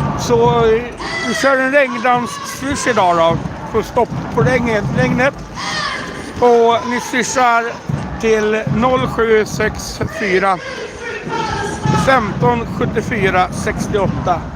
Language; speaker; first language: Swedish; native; Swedish